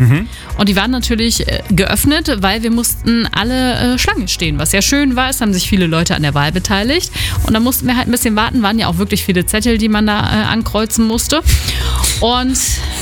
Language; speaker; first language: German; native; German